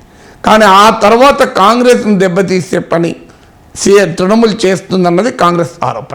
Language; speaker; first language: Telugu; native; Telugu